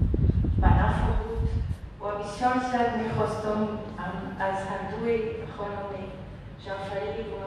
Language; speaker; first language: Persian; non-native, learner; Arabic